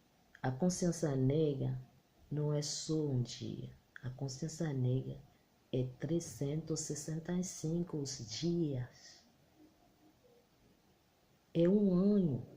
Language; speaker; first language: Portuguese; non-native, learner; Haitian Creole